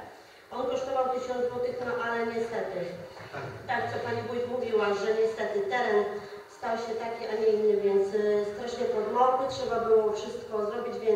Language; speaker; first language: Polish; native; Polish